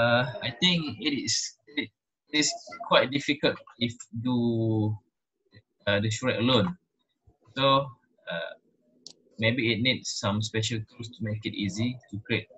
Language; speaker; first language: English; non-native, local second language; Malay